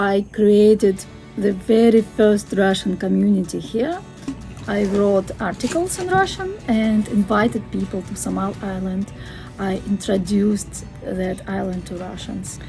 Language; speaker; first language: English; non-native, fluent; Russian